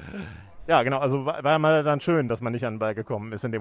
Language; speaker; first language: German; native; German